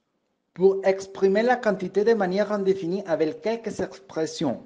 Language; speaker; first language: French; non-native, fluent; Spanish